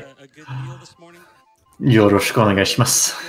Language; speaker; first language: Japanese; non-native, learner; English